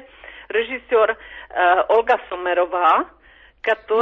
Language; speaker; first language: Russian; non-native, fluent; Czech